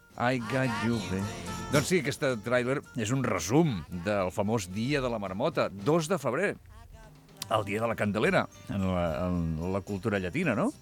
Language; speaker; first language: Catalan; native; Catalan